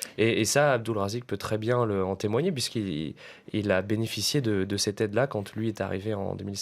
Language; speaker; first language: French; native; French